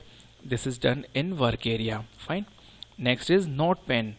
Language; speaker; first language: English; non-native, local second language; Hindi